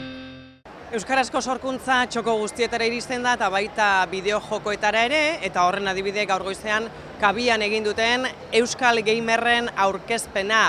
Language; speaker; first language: Basque; native; Basque